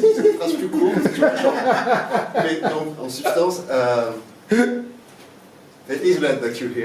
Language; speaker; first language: French; native; French